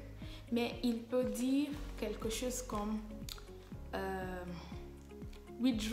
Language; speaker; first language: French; non-native, fluent; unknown